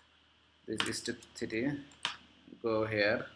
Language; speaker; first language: English; non-native, local second language; Bangla